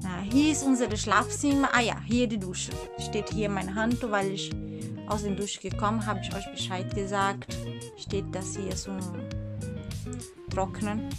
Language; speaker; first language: German; non-native, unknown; Portuguese